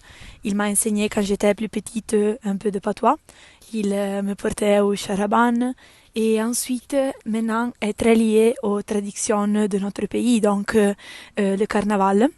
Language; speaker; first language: French; non-native, local second language; Italian